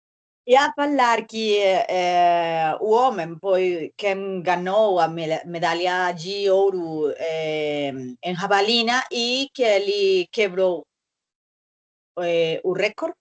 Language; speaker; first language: Portuguese; non-native, learner; Spanish